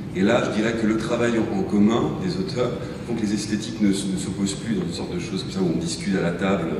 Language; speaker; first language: French; native; French